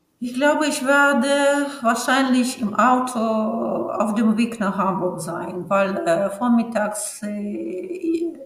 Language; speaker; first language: German; non-native, fluent; Ukrainian